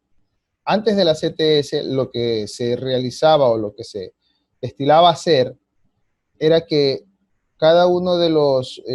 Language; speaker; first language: Spanish; native; Spanish